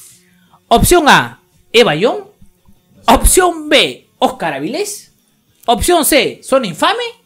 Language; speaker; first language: Spanish; native; Spanish